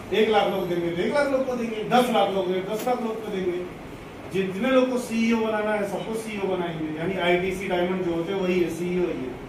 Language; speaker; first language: Hindi; native; Hindi